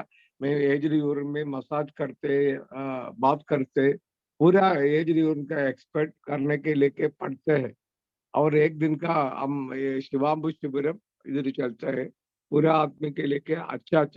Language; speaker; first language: Hindi; non-native, learner; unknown